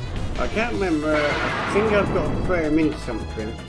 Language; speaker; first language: English; native; English